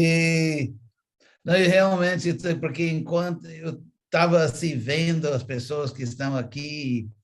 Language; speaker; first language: Portuguese; non-native, fluent; English